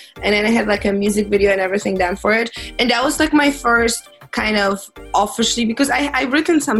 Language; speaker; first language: English; non-native, fluent; Polish